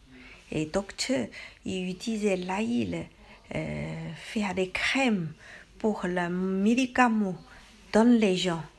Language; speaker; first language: French; non-native, learner; Chinese